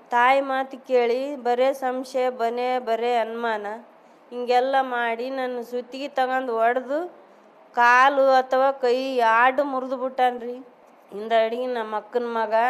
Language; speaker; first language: Kannada; native; Kannada